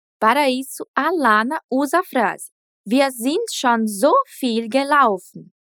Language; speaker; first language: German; non-native, fluent; Portuguese